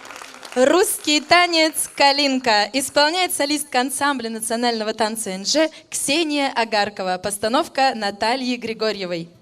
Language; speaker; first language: Russian; native; Russian